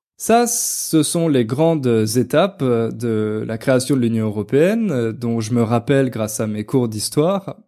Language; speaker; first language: French; native; French